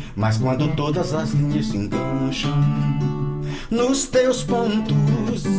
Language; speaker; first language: Portuguese; native; Portuguese